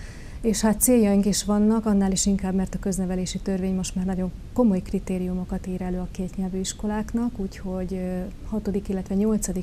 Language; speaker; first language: Hungarian; native; Hungarian